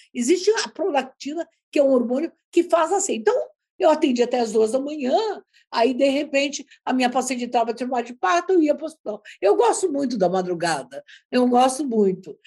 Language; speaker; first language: Portuguese; native; Portuguese